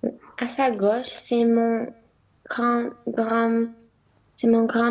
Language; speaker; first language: French; non-native, learner; Romanian